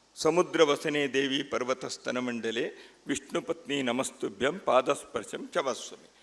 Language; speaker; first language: Hindi; non-native, local second language; Kannada